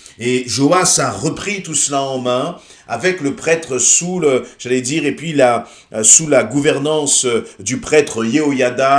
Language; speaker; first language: French; native; French